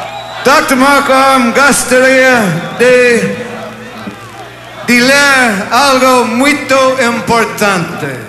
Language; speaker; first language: Portuguese; non-native, learner; English